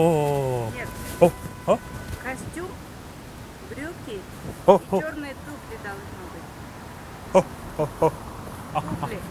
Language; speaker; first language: Russian; non-native, local second language; Kyrgyz